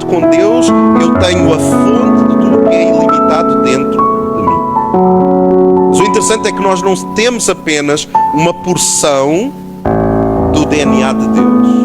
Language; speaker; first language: Portuguese; native; Portuguese